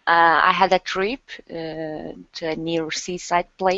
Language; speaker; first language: English; non-native, learner; Turkish